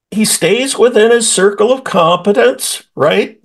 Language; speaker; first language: English; native; English